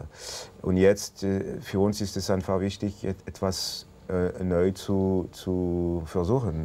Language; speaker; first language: German; non-native, local second language; French